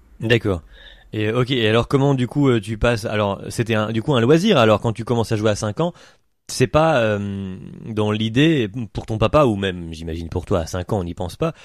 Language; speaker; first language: French; native; French